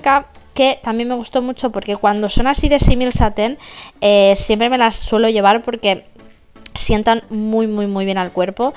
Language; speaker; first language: Spanish; native; Spanish